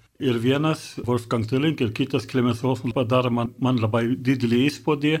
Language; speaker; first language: Lithuanian; non-native, fluent; German